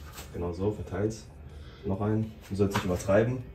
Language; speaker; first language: German; native; German